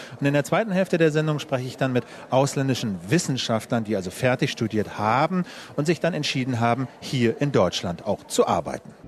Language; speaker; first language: German; native; German